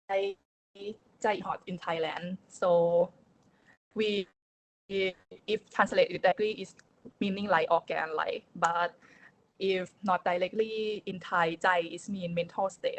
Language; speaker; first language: English; non-native, learner; Thai